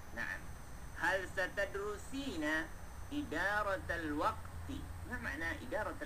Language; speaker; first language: Arabic; non-native, fluent; Malay